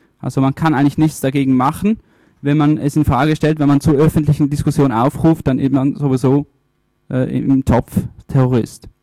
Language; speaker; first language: German; early bilingual, other home language; Italian